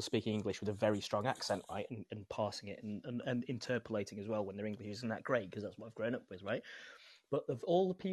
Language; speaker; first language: English; native; English